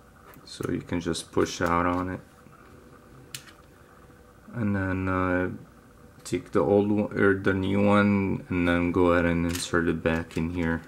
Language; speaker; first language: English; native; English